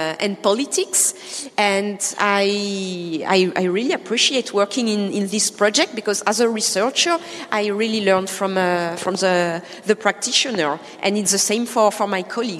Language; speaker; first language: English; non-native, fluent; French